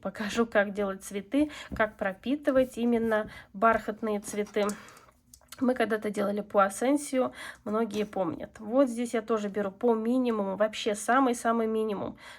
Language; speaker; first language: Russian; non-native, local second language; Latvian